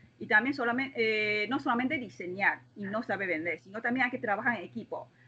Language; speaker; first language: Spanish; non-native, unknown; Chinese